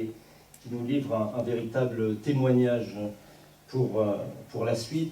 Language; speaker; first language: French; native; French